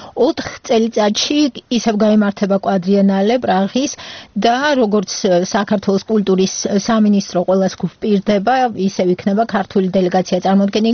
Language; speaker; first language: Georgian; native; Georgian